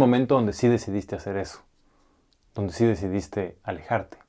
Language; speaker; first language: Spanish; native; Spanish